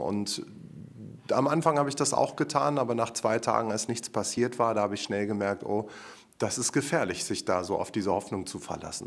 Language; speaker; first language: German; native; German